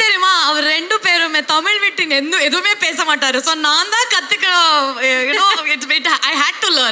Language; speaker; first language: Tamil; non-native, local second language; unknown